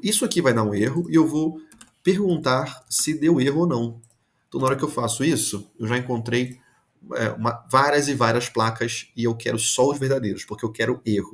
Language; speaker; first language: Portuguese; native; Portuguese